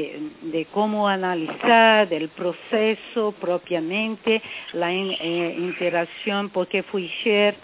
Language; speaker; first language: Spanish; non-native, fluent; Portuguese